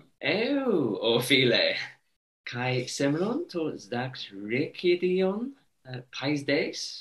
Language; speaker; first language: Greek; non-native, learner; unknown